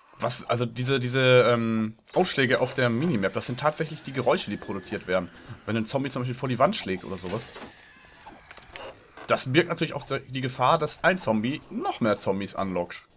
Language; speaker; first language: German; native; German